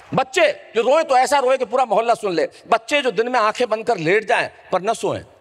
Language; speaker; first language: Hindi; native; Hindi